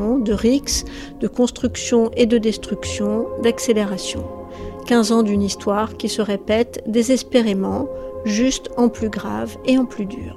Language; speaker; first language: French; native; French